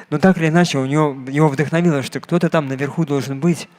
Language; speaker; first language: Russian; native; Russian